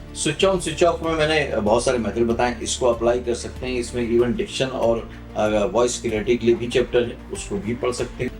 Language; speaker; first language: Hindi; native; Hindi